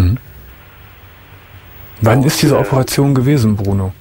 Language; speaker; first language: German; native; German